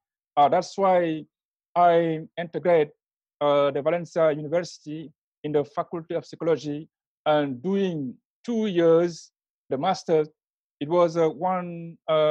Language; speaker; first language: English; non-native, learner; Wolof